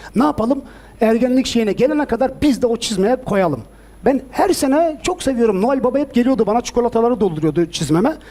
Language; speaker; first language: Turkish; early bilingual, heritage; Turkish